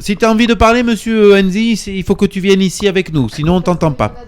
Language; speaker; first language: French; native; French